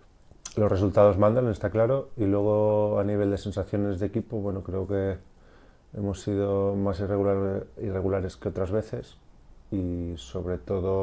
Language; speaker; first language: Spanish; native; Spanish